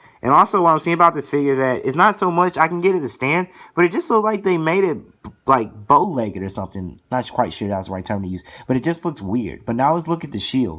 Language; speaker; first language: English; native; English